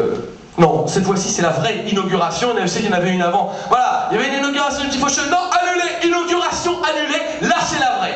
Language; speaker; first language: French; native; French